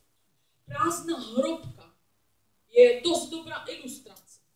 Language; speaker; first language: Czech; non-native, learner; English